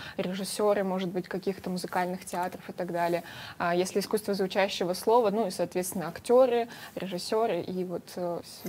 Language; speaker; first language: Russian; native; Russian